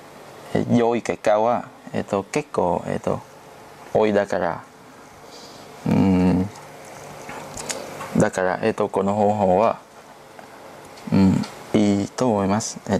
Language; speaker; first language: Japanese; non-native, learner; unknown